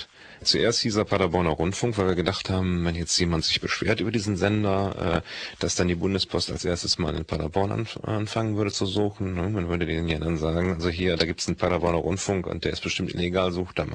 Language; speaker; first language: German; native; German